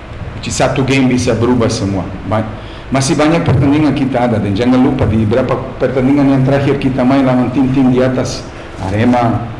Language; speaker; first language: Indonesian; non-native, fluent; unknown